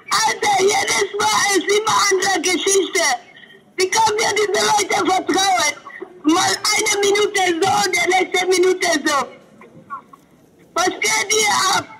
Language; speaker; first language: German; non-native, learner; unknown